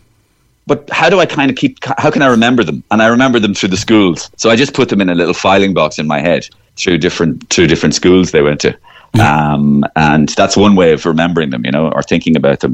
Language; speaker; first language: English; native; English